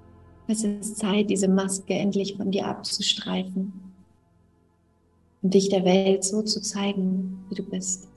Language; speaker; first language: German; native; German